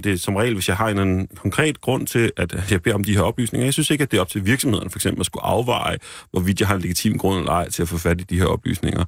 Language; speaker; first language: Danish; native; Danish